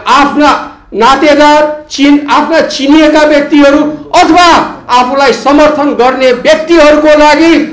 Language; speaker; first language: Nepali; native; Nepali